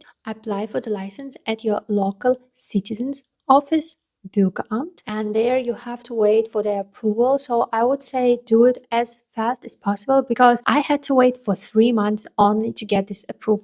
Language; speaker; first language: English; non-native, fluent; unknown